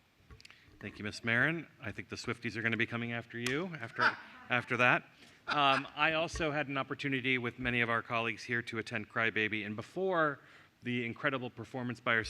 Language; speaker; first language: English; native; English